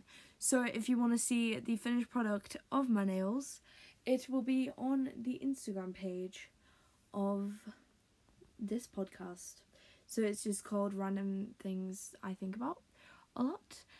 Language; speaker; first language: English; native; English